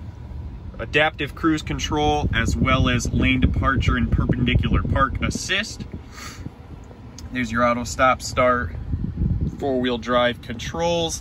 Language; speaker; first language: English; native; English